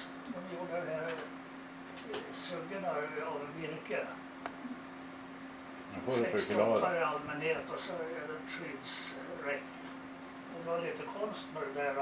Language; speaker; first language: Swedish; native; Swedish